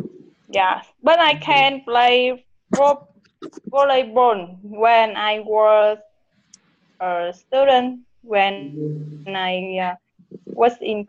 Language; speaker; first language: English; non-native, learner; Vietnamese